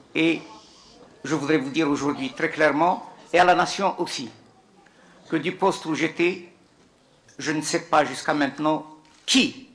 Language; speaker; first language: French; non-native, local second language; Arabic